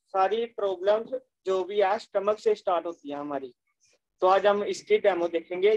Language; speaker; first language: Hindi; native; Hindi